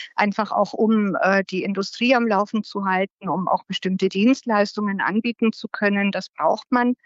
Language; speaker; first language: German; native; German